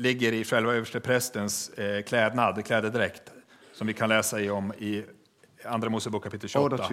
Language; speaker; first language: Swedish; native; Swedish